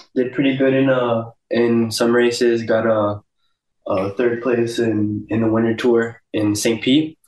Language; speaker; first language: English; early bilingual, other home language; Portuguese